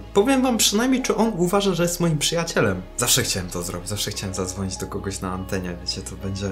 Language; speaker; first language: Polish; native; Polish